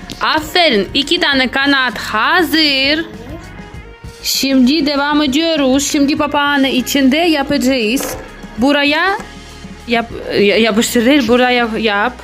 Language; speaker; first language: Turkish; non-native, learner; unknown